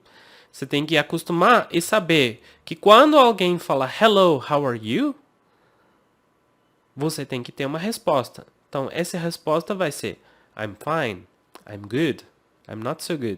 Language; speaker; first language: Portuguese; non-native, fluent; English